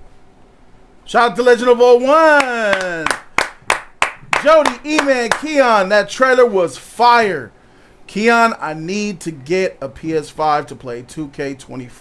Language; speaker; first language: English; native; English